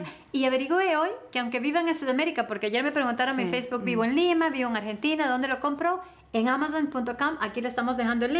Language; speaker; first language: Spanish; native; Spanish